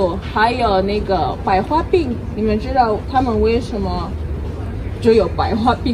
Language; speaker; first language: Chinese; non-native, fluent; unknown